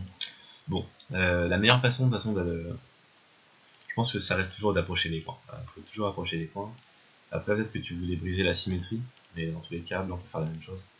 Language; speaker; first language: French; native; French